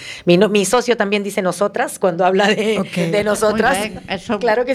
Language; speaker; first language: Spanish; native; Spanish